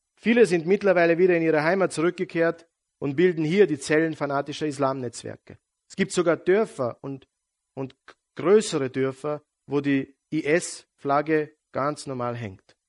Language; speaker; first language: German; non-native, fluent; Serbian